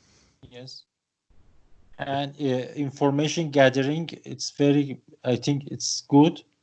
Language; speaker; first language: English; non-native, learner; Persian